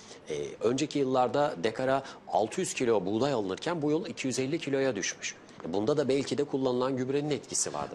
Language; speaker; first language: Turkish; native; Turkish